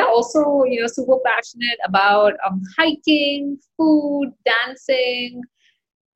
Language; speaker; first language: English; non-native, local second language; Hindi